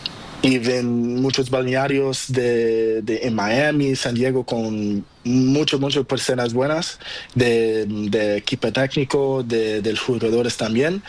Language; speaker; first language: Spanish; non-native, learner; Portuguese